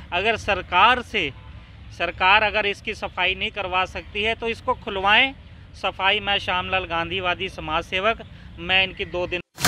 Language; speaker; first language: Hindi; non-native, local second language; Punjabi